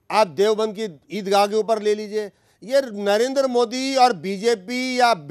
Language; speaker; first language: Hindi; native; Hindi